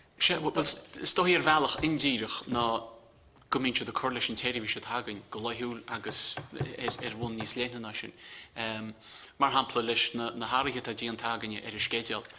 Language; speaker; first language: Irish; native; Irish